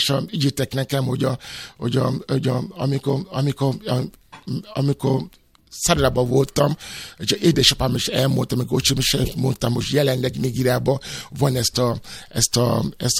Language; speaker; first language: Hungarian; non-native, fluent; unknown